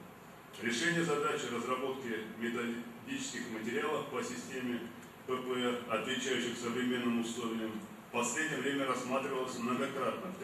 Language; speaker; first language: Russian; native; Russian